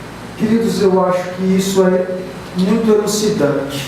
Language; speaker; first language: Portuguese; native; Portuguese